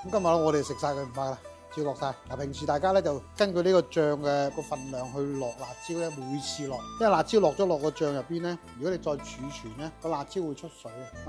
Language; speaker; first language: Cantonese; native; Cantonese